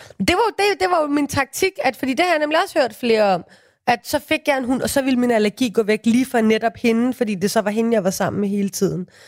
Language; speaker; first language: Danish; native; Danish